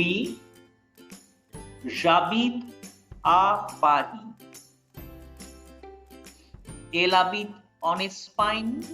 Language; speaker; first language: French; non-native, fluent; Bangla